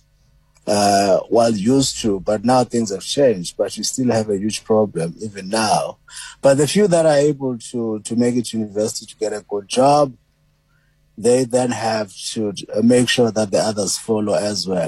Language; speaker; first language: English; non-native, local second language; Xhosa